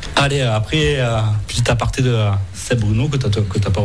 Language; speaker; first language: French; native; French